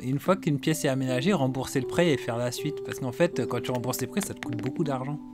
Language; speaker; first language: French; native; French